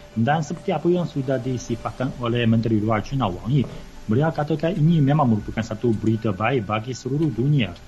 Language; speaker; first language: Malay; non-native, fluent; Chinese